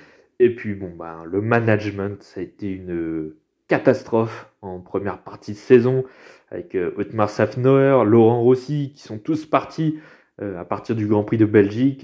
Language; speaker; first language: French; native; French